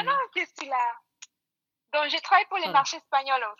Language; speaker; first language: French; non-native, fluent; Spanish